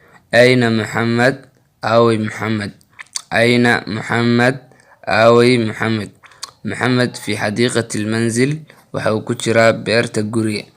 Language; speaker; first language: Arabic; non-native, fluent; Somali